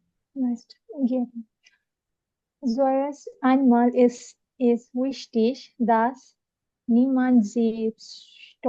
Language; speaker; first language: German; non-native, learner; Bangla